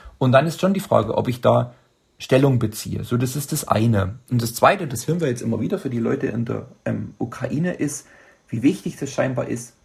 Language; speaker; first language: German; native; German